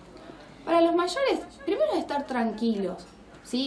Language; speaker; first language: Spanish; native; Spanish